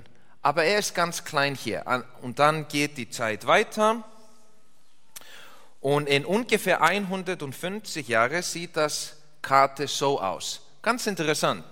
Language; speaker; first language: German; non-native, learner; English